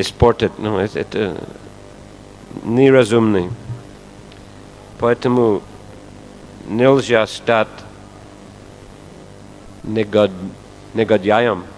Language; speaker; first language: Russian; non-native, fluent; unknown